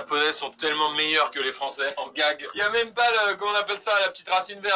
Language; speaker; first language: French; native; French